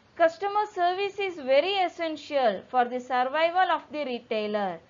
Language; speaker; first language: English; non-native, local second language; Kannada